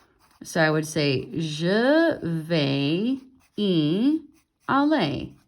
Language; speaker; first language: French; non-native, fluent; English